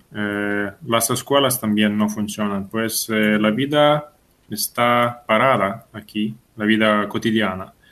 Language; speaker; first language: Spanish; non-native, fluent; Ukrainian